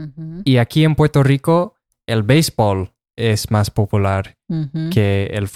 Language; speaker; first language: Spanish; non-native, fluent; English